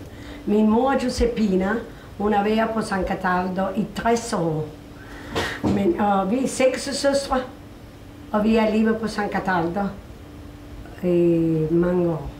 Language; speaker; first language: Danish; non-native, fluent; Italian